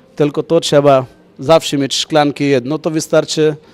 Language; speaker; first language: Polish; non-native, fluent; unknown